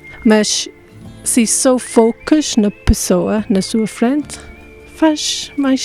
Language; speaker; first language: Portuguese; non-native, fluent; English